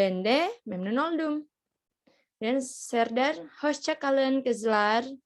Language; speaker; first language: Turkish; non-native, fluent; Indonesian